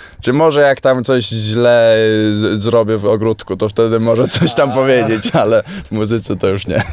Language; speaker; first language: Polish; early bilingual, heritage; Polish